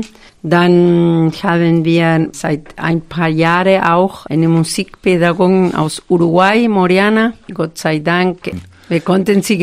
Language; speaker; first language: German; non-native, fluent; Spanish